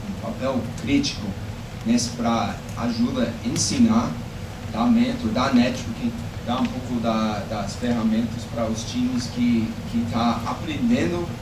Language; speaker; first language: Portuguese; non-native, fluent; English